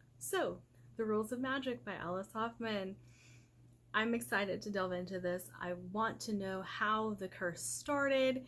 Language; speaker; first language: English; native; English